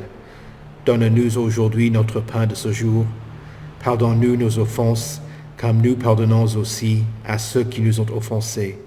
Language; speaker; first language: French; native; French